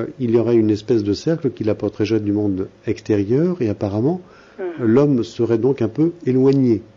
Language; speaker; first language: French; native; French